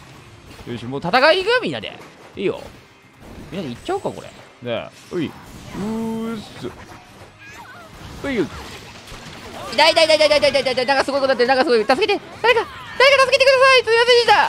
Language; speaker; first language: Japanese; native; Japanese